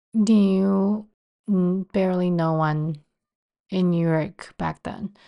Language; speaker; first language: English; non-native, fluent; Chinese